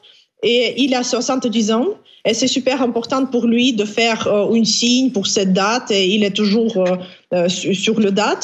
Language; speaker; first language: French; non-native, fluent; Ukrainian